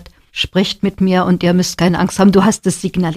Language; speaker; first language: German; native; German